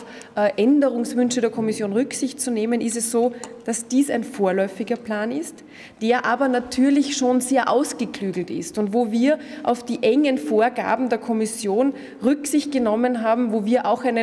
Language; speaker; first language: German; native; German